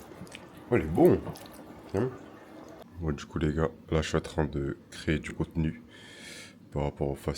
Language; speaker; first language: French; native; French